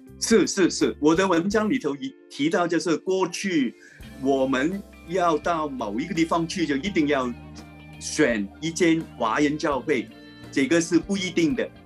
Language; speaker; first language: Chinese; non-native, local second language; Cantonese